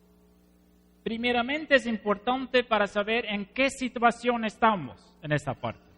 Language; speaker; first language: Spanish; non-native, fluent; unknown